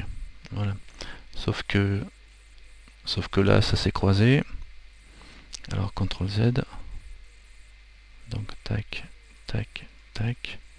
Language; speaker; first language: French; native; French